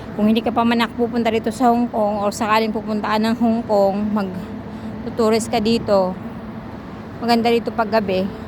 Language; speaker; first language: Filipino; non-native, local second language; Cebuano